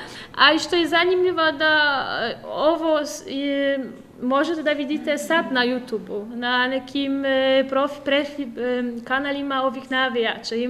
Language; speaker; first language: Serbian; non-native, fluent; Polish